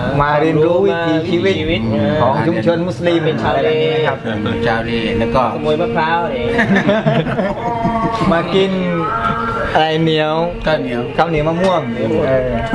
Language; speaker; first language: Thai; native; Thai